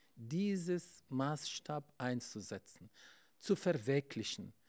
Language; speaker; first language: German; non-native, fluent; Arabic